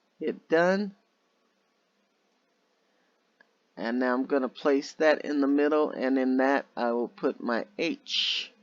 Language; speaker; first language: English; native; English